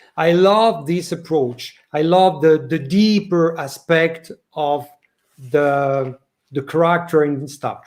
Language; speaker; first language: English; non-native, learner; French